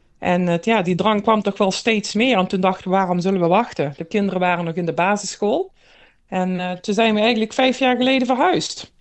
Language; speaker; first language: Dutch; native; Dutch